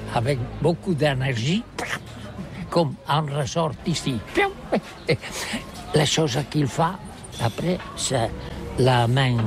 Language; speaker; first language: French; non-native, learner; Catalan